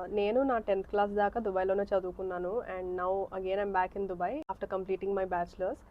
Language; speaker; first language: Telugu; early bilingual, heritage; Telugu